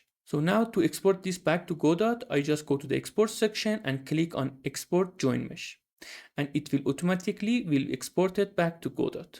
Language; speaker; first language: English; non-native, fluent; Persian